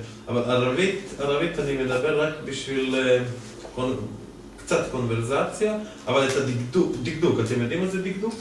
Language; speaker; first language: Hebrew; non-native, fluent; Serbian